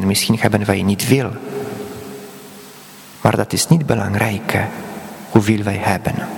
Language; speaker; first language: Dutch; non-native, fluent; Polish